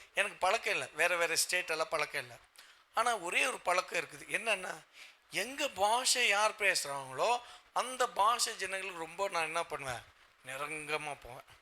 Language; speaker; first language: Tamil; non-native, local second language; Telugu